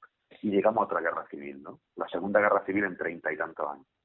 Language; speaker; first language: Spanish; native; Spanish